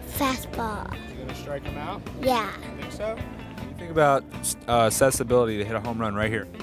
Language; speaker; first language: English; native; English